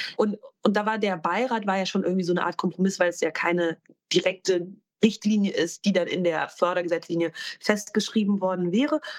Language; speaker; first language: German; native; German